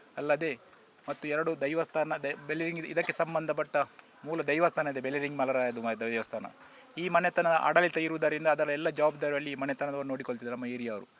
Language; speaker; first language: Kannada; native; Kannada